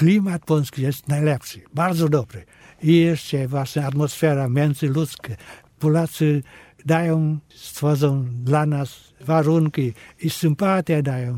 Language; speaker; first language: Polish; non-native, fluent; Vietnamese